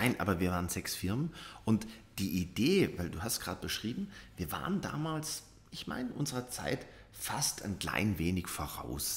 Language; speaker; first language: German; native; German